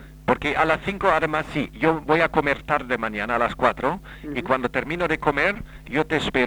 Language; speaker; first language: Spanish; native; Spanish